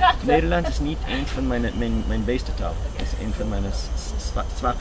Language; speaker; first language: Dutch; non-native, learner; English